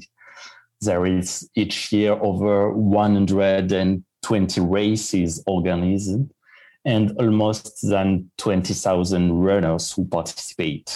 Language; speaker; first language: English; non-native, fluent; French